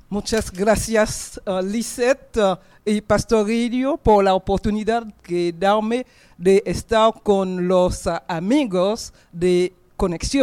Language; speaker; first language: Spanish; non-native, fluent; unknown